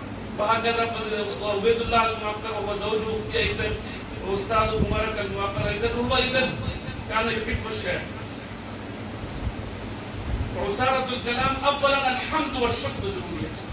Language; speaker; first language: Arabic; non-native, fluent; Urdu